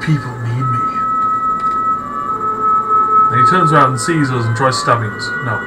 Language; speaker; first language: English; native; English